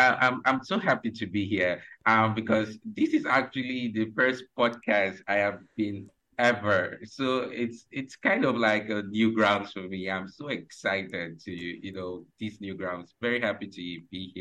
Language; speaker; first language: English; non-native, local second language; Ibibio